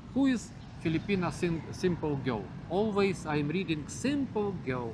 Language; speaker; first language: English; non-native, learner; Ukrainian